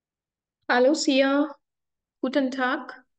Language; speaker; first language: German; non-native, fluent; Hindi